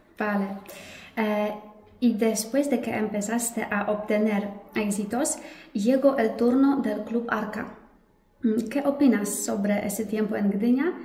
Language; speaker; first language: Spanish; non-native, fluent; Polish